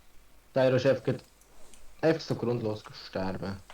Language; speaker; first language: German; native; German